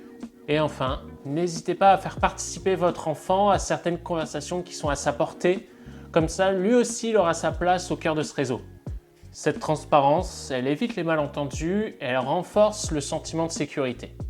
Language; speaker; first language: French; native; French